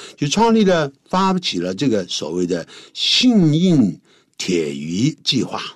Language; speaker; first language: Chinese; native; Chinese